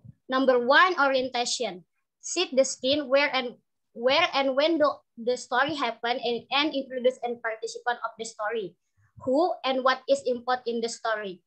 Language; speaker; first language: English; non-native, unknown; Indonesian